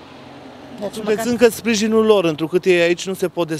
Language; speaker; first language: Romanian; native; Romanian